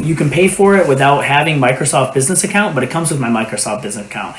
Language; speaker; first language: English; native; English